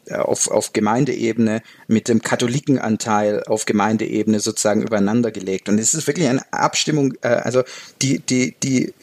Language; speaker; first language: German; native; German